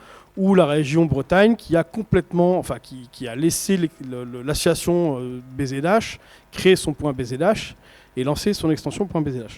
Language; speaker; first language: French; native; French